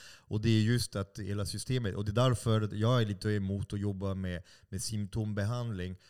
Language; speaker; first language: Swedish; non-native, fluent; French